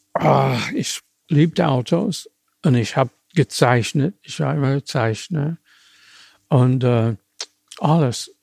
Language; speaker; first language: German; non-native, fluent; English